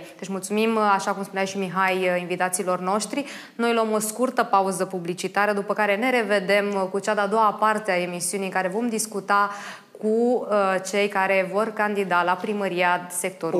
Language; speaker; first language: Romanian; native; Romanian